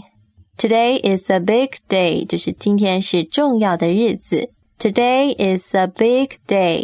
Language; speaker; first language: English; non-native, fluent; Chinese